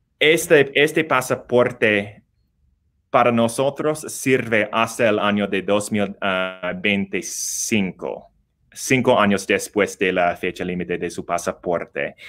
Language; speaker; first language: Spanish; non-native, learner; English